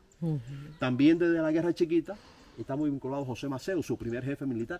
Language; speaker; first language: Spanish; native; Spanish